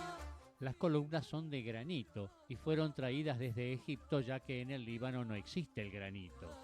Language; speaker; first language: Spanish; native; Spanish